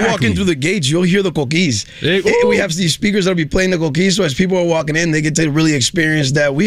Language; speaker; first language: English; early bilingual, other home language; Spanish